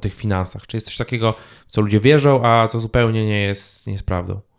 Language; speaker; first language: Polish; native; Polish